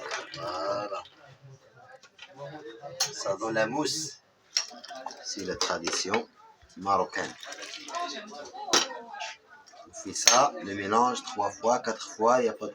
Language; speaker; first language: French; non-native, local second language; Arabic